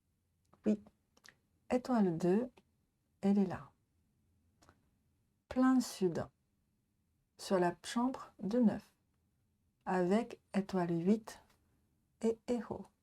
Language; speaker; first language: French; non-native, learner; Japanese